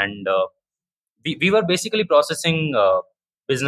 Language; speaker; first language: English; non-native, local second language; Hindi